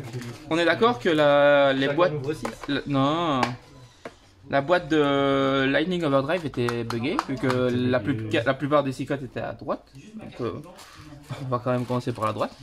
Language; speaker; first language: French; native; French